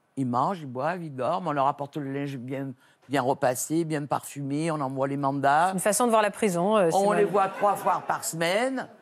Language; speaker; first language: French; native; French